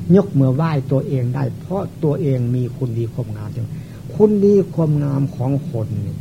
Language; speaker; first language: Thai; native; Thai